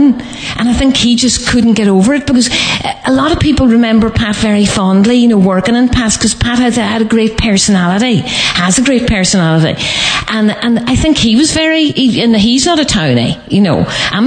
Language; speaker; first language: English; native; English